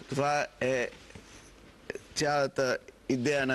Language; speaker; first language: Bulgarian; non-native, fluent; Greek